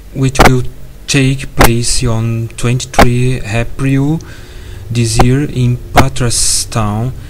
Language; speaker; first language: English; non-native, learner; Portuguese